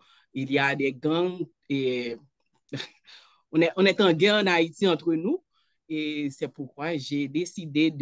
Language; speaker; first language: French; non-native, local second language; Haitian Creole